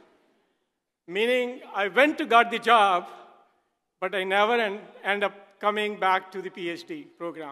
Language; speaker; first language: English; non-native, local second language; Hindi